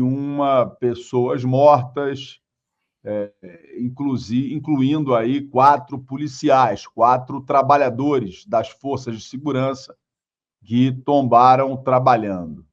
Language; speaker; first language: Portuguese; native; Portuguese